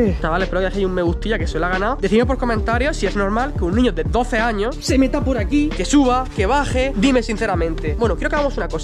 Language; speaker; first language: Spanish; native; Spanish